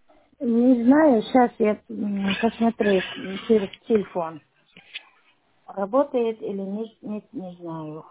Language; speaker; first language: Russian; non-native, learner; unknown